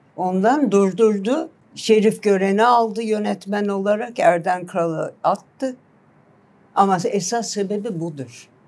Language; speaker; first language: Turkish; native; Turkish